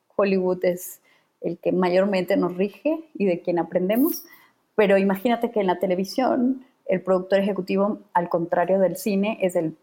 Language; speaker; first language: Spanish; native; Spanish